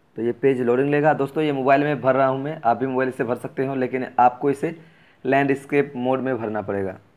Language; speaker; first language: Hindi; native; Hindi